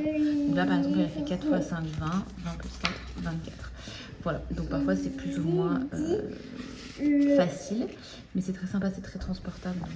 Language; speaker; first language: French; native; French